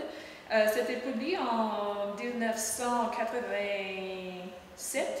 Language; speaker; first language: French; non-native, learner; English